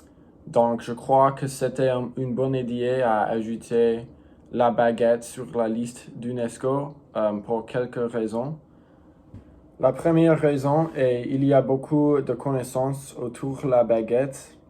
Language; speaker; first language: French; non-native, learner; English